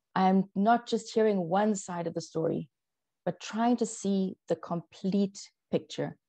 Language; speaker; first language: English; native; English